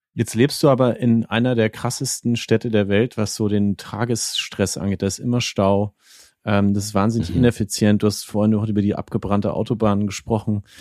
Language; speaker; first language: German; native; German